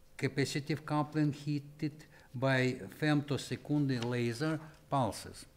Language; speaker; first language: English; non-native, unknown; Russian